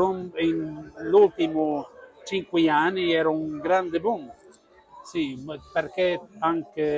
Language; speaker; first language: Italian; non-native, learner; Portuguese